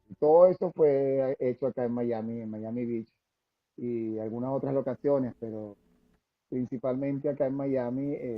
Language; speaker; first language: Spanish; native; Spanish